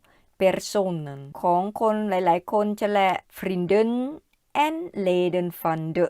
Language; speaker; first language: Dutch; non-native, learner; Thai